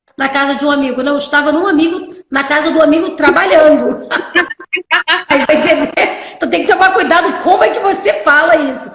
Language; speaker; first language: Portuguese; native; Portuguese